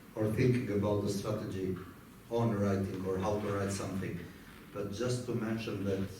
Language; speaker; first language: English; non-native, fluent; Albanian